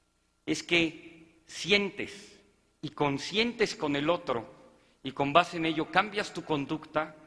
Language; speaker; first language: Spanish; native; Spanish